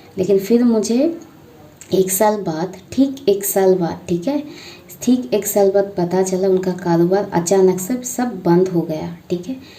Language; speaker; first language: Hindi; non-native, local second language; Bangla